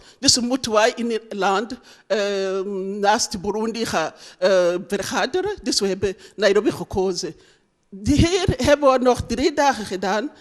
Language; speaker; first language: Dutch; non-native, learner; Rundi